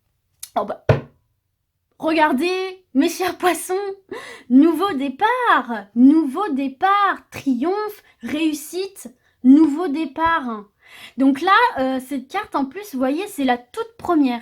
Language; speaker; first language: French; native; French